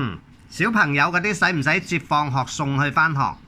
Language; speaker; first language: Cantonese; native; Cantonese